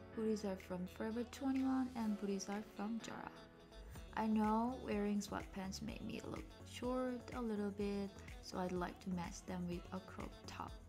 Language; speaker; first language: English; non-native, fluent; Korean